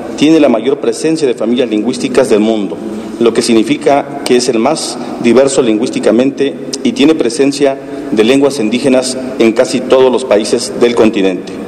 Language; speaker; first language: Spanish; non-native, local second language; Tzeltal